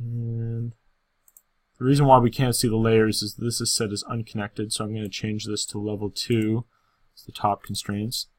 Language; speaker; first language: English; native; English